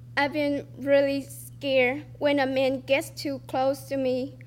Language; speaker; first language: English; non-native, fluent; Vietnamese